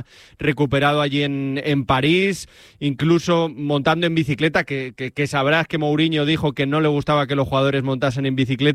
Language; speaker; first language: Spanish; native; Spanish